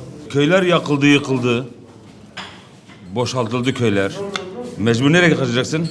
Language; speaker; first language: Turkish; non-native, local second language; Kurdish